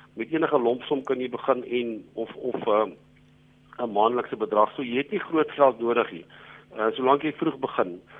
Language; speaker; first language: Afrikaans; native; Afrikaans